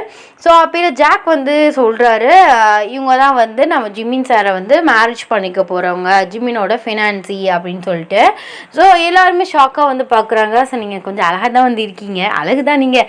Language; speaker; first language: Tamil; native; Tamil